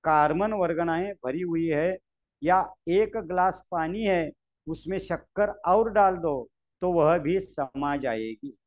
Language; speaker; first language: Hindi; non-native, local second language; Marathi